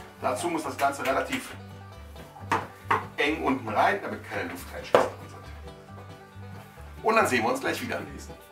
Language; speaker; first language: German; native; German